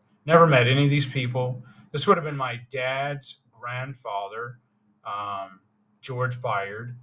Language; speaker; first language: English; native; English